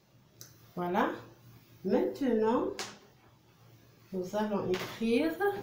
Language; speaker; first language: French; non-native, local second language; Arabic